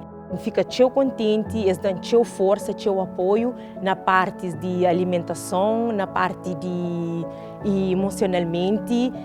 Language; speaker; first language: Portuguese; non-native, local second language; Kabuverdianu